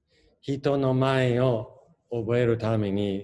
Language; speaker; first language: Japanese; non-native, fluent; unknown